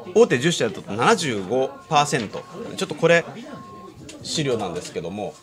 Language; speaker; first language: Japanese; native; Japanese